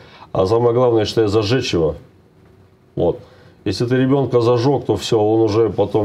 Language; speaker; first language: Russian; native; Russian